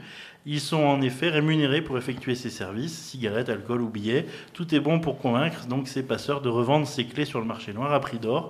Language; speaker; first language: French; native; French